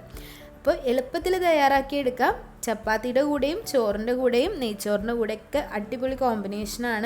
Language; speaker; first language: Malayalam; native; Malayalam